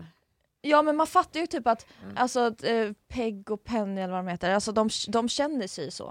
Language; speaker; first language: Swedish; native; Swedish